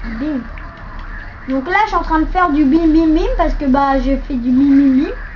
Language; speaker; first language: French; native; French